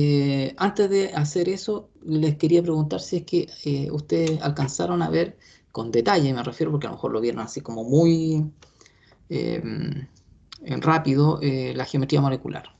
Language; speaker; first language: Spanish; native; Spanish